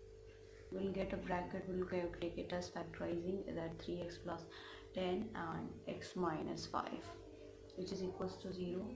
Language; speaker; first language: English; non-native, local second language; Hindi